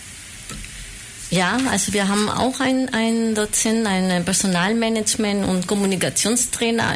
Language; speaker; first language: German; non-native, fluent; Spanish